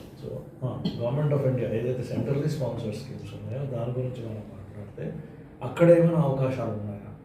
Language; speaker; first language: Telugu; native; Telugu